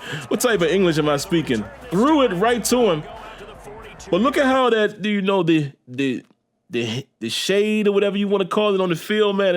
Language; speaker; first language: English; native; English